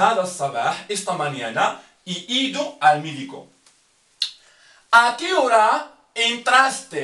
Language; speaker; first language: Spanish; non-native, fluent; Arabic